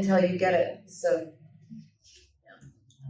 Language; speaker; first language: English; native; English